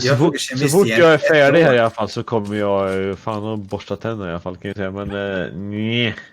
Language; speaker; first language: Swedish; native; Swedish